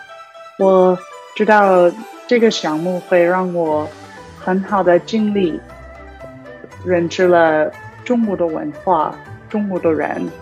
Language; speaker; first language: Chinese; non-native, learner; English